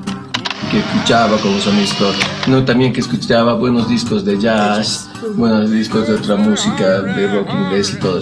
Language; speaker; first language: Spanish; native; Spanish